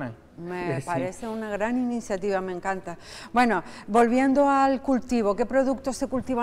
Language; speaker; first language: Spanish; native; Spanish